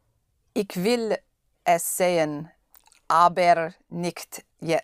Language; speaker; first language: German; non-native, learner; English